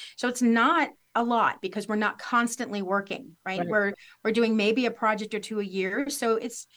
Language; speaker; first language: English; native; English